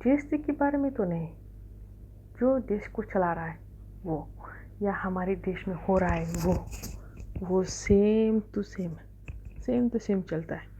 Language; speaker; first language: Hindi; non-native, fluent; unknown